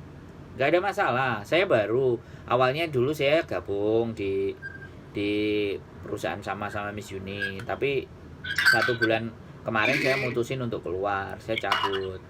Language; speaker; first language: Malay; non-native, local second language; Javanese